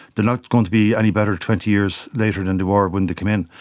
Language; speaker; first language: English; native; English